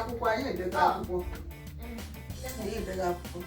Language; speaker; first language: Igbo; native; Igbo